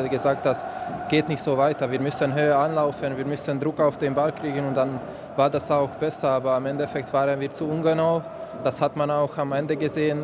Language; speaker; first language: German; non-native, fluent; Slovak